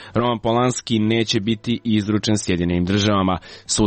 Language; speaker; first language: Serbian; native; Serbian